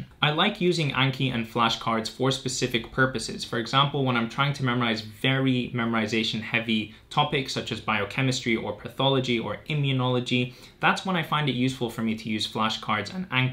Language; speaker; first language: English; native; English